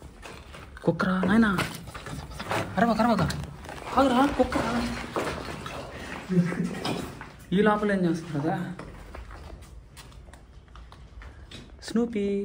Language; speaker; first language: Telugu; native; Telugu